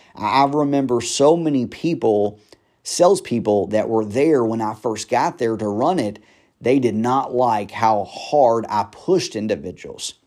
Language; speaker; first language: English; native; English